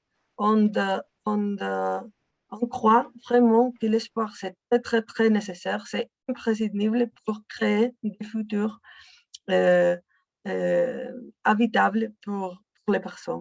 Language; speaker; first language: French; non-native, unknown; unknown